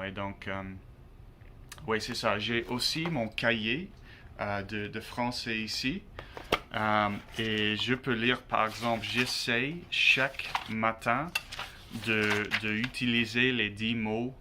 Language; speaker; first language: French; non-native, learner; English